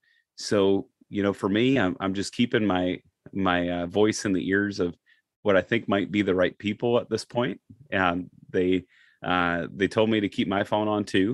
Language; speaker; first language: English; native; English